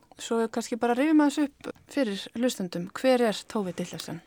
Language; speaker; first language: Icelandic; native; Icelandic